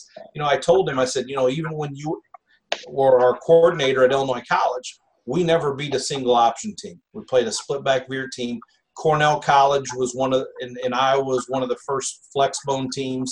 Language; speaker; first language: English; native; English